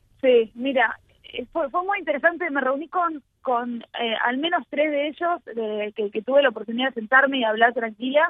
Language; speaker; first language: Spanish; native; Spanish